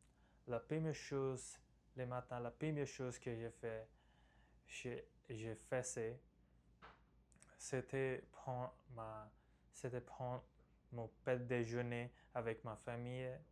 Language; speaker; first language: French; non-native, learner; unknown